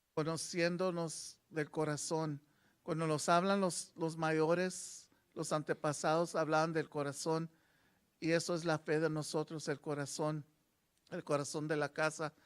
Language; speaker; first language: Spanish; early bilingual, other home language; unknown